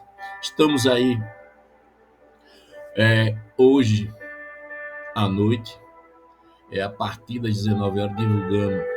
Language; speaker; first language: Portuguese; native; Portuguese